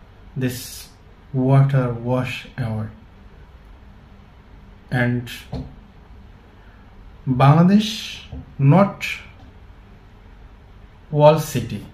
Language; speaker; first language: English; non-native, learner; Bangla